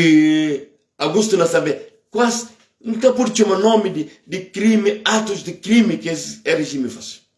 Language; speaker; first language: Portuguese; non-native, local second language; Upper Guinea Crioulo